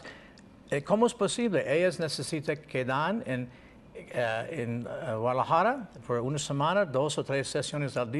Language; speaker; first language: Spanish; non-native, learner; English